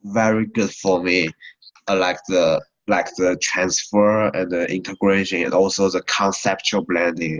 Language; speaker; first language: English; non-native, learner; Chinese